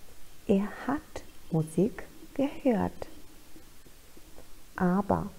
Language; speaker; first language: German; non-native, fluent; Polish